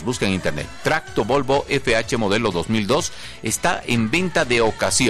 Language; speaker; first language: Spanish; native; Spanish